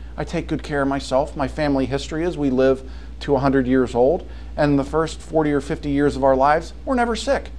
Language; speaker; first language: English; native; English